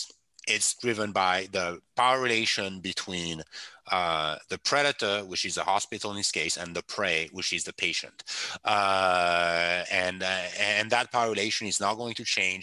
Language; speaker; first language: English; non-native, fluent; French